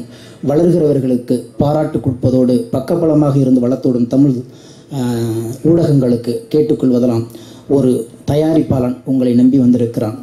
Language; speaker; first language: Tamil; native; Tamil